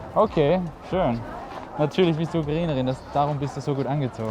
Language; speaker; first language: German; native; German